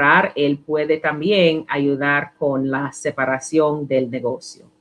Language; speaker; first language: Spanish; non-native, learner; English